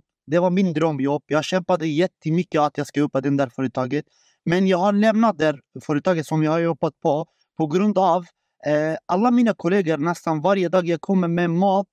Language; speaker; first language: Swedish; non-native, learner; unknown